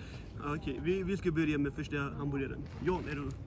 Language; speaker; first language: Swedish; early bilingual, other home language; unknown